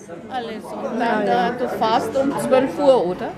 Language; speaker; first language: German; non-native, learner; Polish